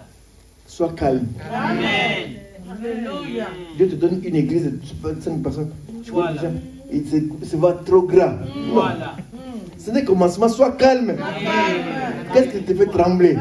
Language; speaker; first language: French; non-native, local second language; Lingala